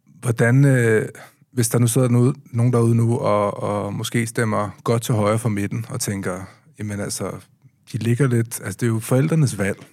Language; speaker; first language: Danish; native; Danish